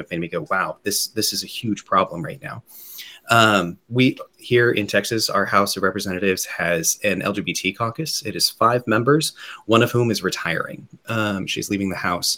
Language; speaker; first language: English; native; English